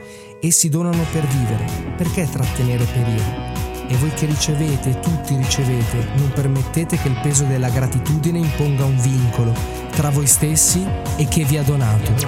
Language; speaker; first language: Italian; native; Italian